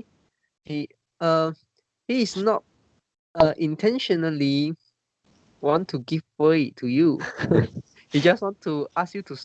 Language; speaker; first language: English; non-native, learner; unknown